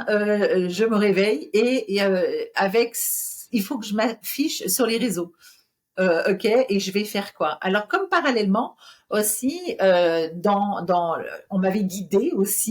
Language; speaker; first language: French; native; French